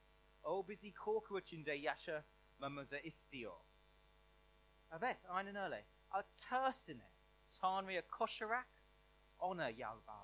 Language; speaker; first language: Turkish; non-native, learner; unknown